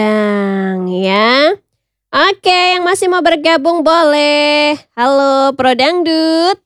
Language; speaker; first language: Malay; non-native, local second language; Javanese